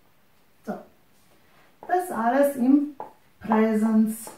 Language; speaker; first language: German; non-native, fluent; Romanian